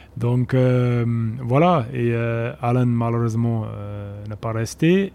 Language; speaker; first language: French; non-native, fluent; English